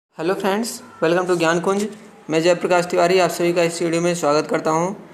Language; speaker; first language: Hindi; native; Hindi